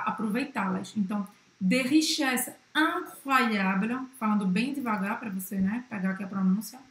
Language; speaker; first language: Portuguese; native; Portuguese